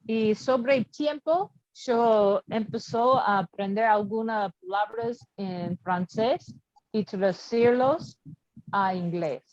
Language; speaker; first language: Spanish; non-native, learner; English